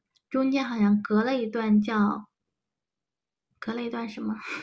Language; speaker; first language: Chinese; native; Chinese